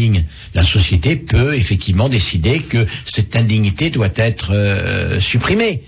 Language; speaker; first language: French; native; French